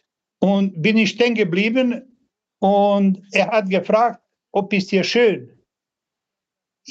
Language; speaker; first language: German; non-native, learner; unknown